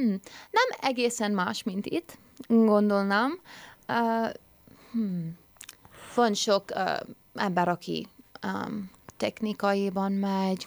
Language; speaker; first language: Hungarian; early bilingual, heritage; English